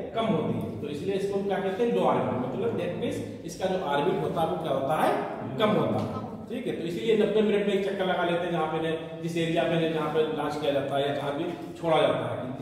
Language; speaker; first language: Hindi; native; Hindi